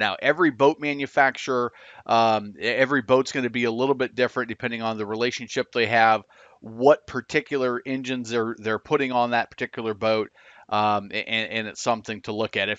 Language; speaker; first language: English; native; English